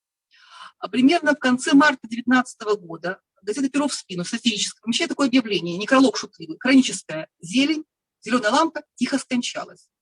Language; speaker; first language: Russian; native; Russian